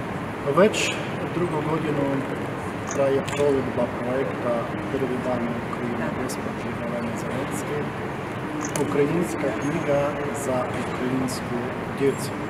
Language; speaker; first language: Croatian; non-native, fluent; Ukrainian